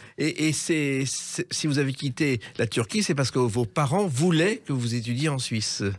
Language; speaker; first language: French; native; French